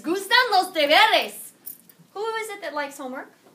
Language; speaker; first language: English; native; English